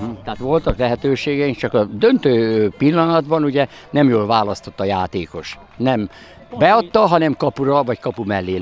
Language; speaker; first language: Hungarian; native; Hungarian